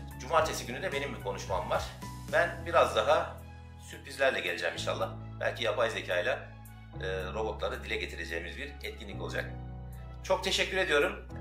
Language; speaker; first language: Turkish; native; Turkish